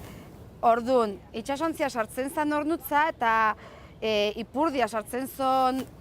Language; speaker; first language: Basque; non-native, local second language; Spanish